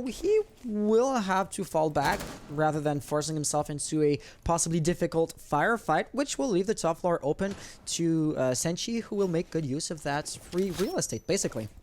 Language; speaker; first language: English; non-native, local second language; French